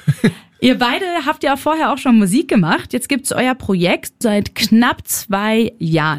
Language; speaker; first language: German; native; German